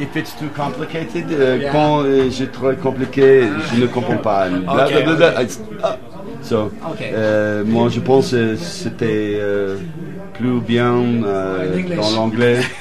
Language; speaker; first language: French; non-native, learner; English